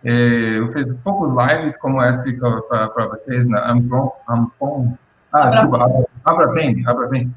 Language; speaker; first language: Portuguese; non-native, fluent; English